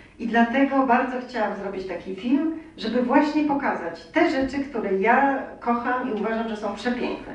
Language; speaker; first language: Polish; native; Polish